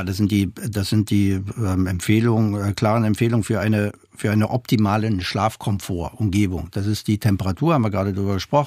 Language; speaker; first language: German; non-native, fluent; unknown